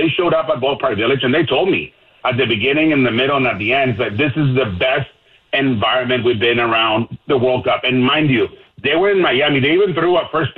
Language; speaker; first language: English; non-native, fluent; Spanish